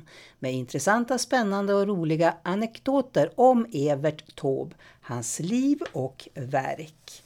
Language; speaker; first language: Swedish; native; Swedish